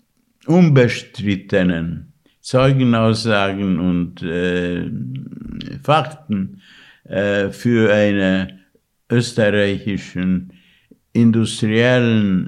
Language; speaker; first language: German; non-native, fluent; Hungarian